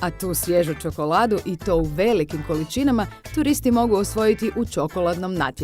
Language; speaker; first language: Croatian; native; Croatian